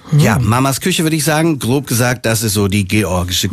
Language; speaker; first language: German; native; German